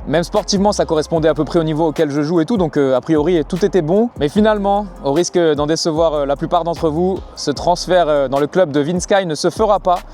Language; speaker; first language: French; native; French